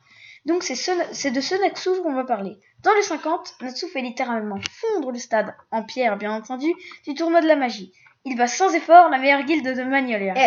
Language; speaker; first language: French; native; French